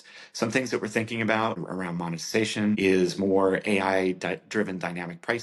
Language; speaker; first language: English; native; English